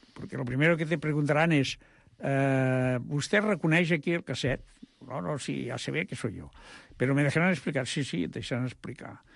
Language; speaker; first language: Catalan; native; Catalan